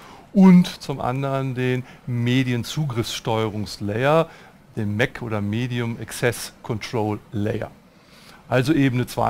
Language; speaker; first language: German; native; German